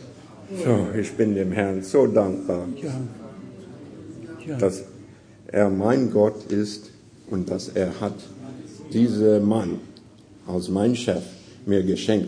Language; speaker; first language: German; non-native, learner; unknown